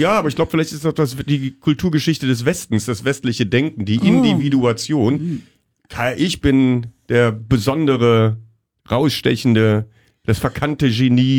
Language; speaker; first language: German; native; German